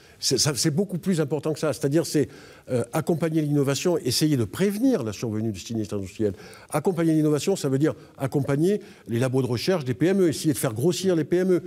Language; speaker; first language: French; native; French